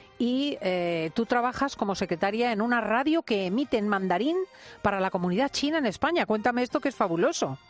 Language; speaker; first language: Spanish; native; Spanish